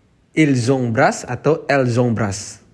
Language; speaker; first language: French; non-native, fluent; Indonesian